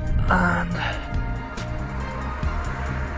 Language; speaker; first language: English; non-native, fluent; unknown